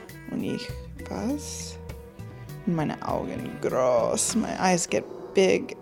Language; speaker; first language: German; non-native, learner; English